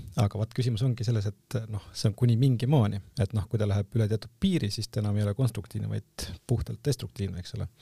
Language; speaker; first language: Estonian; native; Estonian